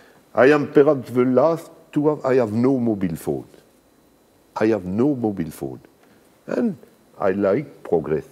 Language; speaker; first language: English; non-native, learner; French